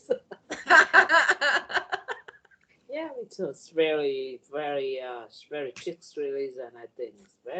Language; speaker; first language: English; non-native, learner; Vietnamese